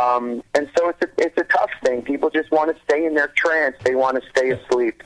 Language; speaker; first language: English; native; English